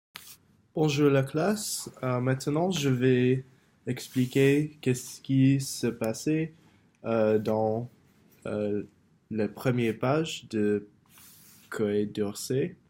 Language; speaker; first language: French; non-native, learner; English